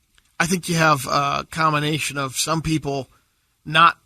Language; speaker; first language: English; native; English